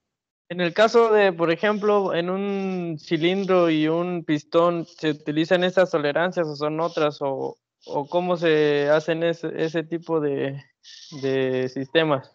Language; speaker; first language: Spanish; native; Spanish